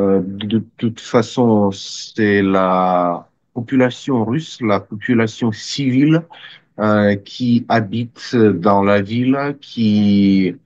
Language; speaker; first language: French; non-native, fluent; Russian